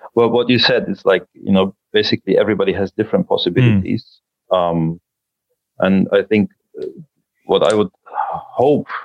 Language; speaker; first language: English; non-native, fluent; German